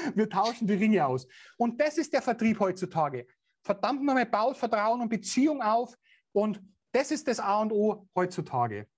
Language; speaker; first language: German; native; German